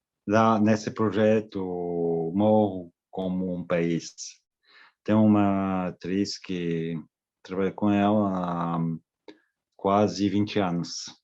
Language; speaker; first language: Portuguese; non-native, fluent; French